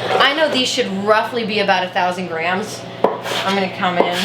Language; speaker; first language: English; native; English